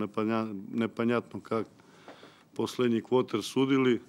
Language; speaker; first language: Russian; non-native, local second language; Ukrainian